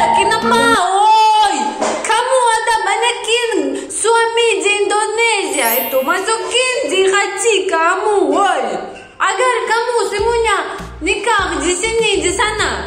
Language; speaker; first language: Indonesian; non-native, learner; Russian